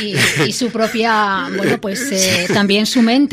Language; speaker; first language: Spanish; native; Spanish